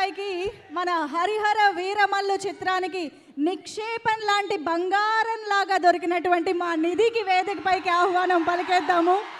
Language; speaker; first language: Telugu; native; Telugu